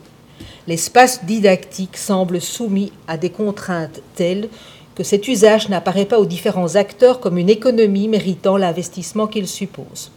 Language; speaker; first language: French; native; French